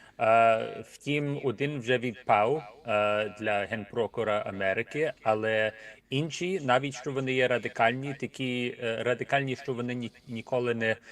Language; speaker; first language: Ukrainian; early bilingual, heritage; Ukrainian